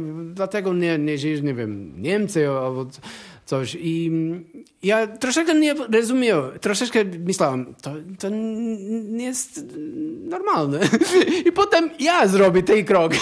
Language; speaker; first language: Polish; non-native, learner; Portuguese